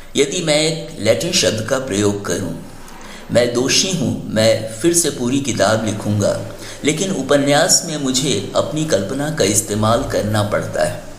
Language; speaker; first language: Hindi; native; Hindi